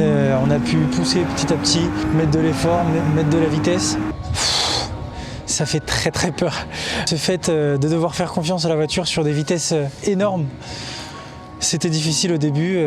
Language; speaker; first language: French; native; French